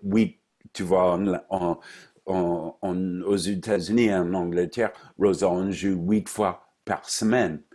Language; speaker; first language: French; non-native, fluent; English